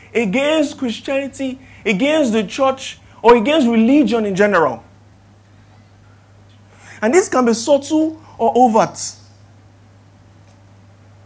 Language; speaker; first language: English; non-native, local second language; Yoruba